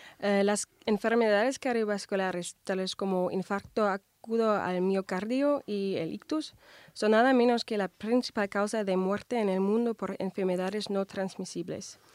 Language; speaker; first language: Spanish; non-native, fluent; German